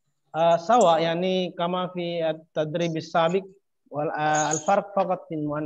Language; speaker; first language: Arabic; non-native, fluent; Indonesian